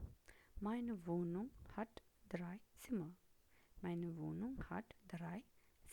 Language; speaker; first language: German; non-native, fluent; Hindi